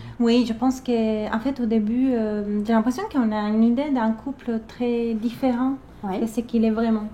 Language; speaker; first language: French; non-native, fluent; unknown